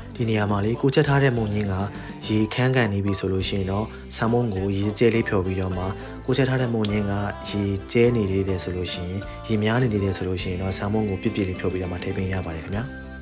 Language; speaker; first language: Burmese; non-native, local second language; Shan